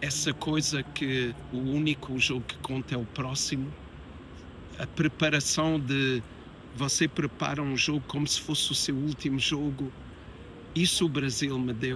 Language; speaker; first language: Portuguese; early bilingual, heritage; English